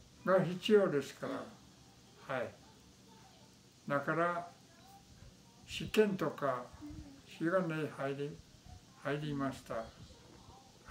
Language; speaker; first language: Japanese; non-native, local second language; Min Nan Chinese